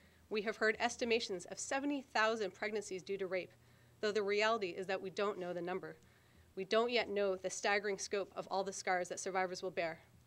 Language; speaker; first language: English; native; English